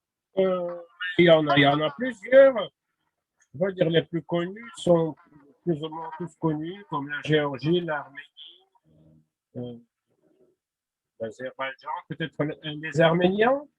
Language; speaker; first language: French; non-native, fluent; Russian